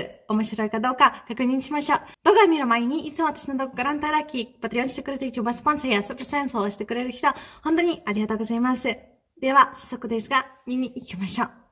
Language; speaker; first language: Japanese; non-native, fluent; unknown